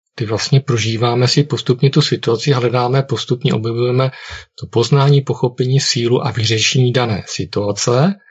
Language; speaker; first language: Czech; native; Czech